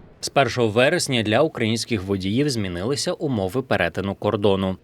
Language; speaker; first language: Ukrainian; native; Ukrainian